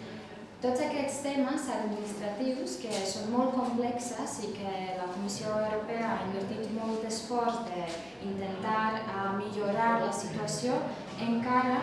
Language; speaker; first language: Catalan; non-native, fluent; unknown